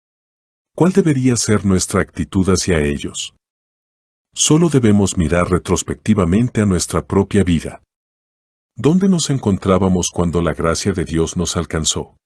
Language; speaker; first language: Spanish; native; Spanish